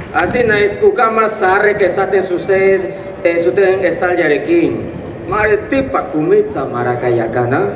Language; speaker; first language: Basque; non-native, fluent; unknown